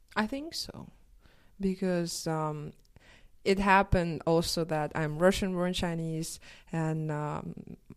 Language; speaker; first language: English; non-native, fluent; Russian